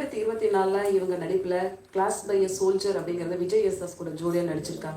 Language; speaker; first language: Tamil; native; Tamil